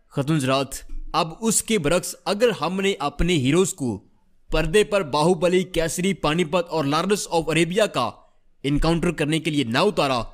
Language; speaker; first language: Urdu; native; Urdu